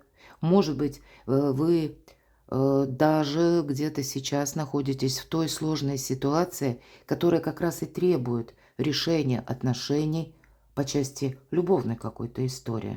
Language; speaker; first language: Russian; native; Russian